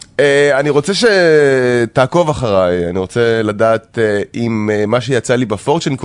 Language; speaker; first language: Hebrew; native; Hebrew